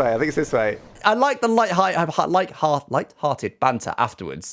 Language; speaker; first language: English; native; English